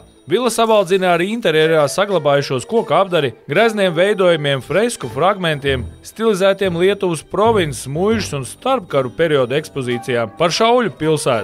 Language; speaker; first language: Latvian; native; Latvian